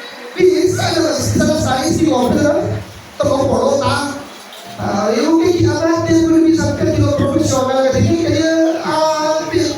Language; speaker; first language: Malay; non-native, local second language; Javanese